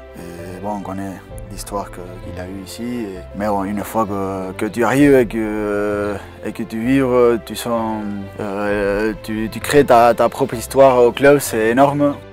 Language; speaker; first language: French; non-native, learner; Spanish